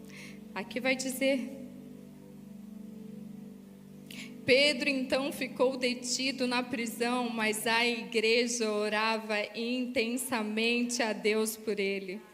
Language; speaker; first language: Portuguese; native; Portuguese